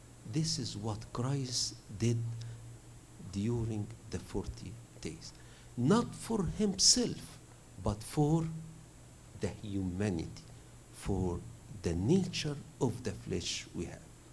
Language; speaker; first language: English; non-native, fluent; Arabic